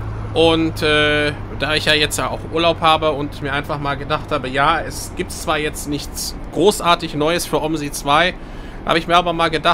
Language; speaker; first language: German; native; German